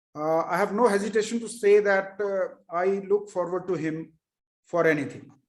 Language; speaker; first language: English; non-native, local second language; Hindi